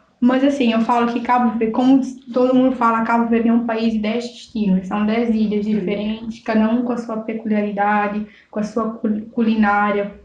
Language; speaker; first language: Portuguese; non-native, local second language; Kabuverdianu